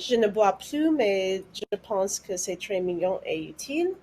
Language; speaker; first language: French; non-native, learner; English